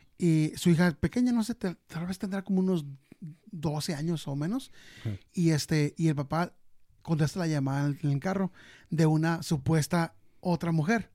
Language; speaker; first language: Spanish; early bilingual, heritage; Spanish